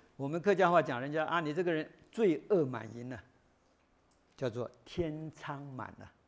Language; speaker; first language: Chinese; native; Chinese